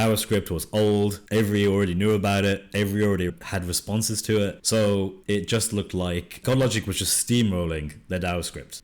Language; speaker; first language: English; native; English